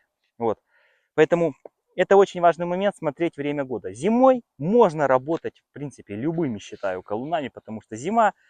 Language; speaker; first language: Russian; native; Russian